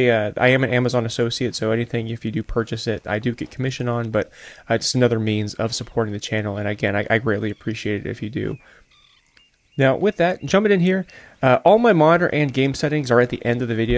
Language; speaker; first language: English; native; English